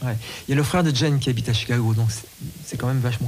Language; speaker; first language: French; native; French